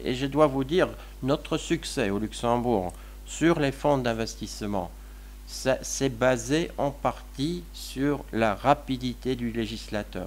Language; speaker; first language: French; non-native, local second language; Luxembourgish